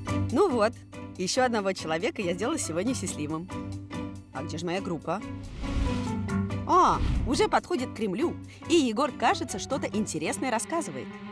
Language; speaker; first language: Russian; non-native, fluent; French